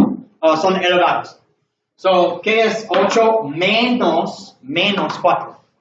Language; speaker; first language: Spanish; non-native, learner; English